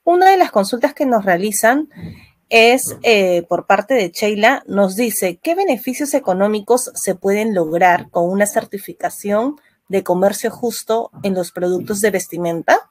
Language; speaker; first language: Spanish; native; Spanish